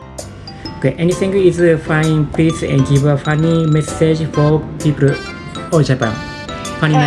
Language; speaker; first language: English; non-native, learner; Japanese